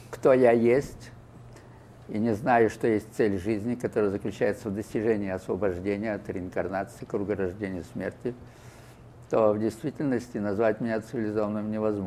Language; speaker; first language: Russian; native; Russian